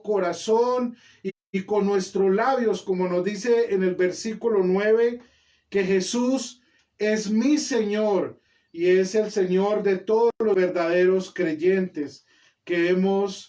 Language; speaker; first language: Spanish; native; Spanish